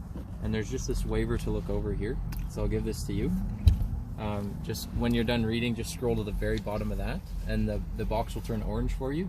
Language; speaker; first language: English; native; English